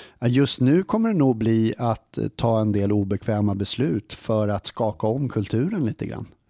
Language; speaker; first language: Swedish; native; Swedish